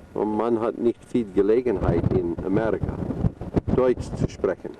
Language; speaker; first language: German; early bilingual, other home language; English